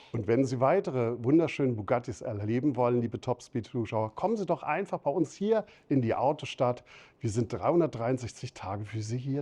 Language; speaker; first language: German; native; German